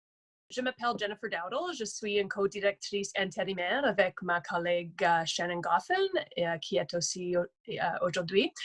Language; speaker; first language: French; non-native, local second language; English